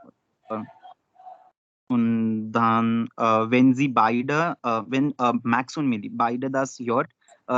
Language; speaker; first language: German; non-native, learner; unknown